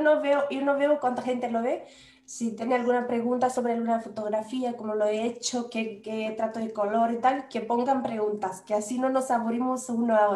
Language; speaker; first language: Spanish; non-native, fluent; Romanian